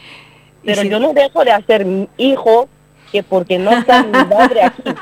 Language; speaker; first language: Spanish; non-native, learner; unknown